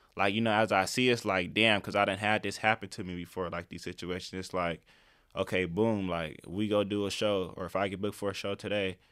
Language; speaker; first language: English; native; English